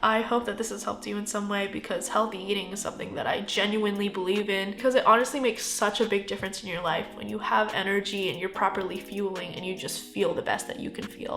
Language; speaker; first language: English; native; English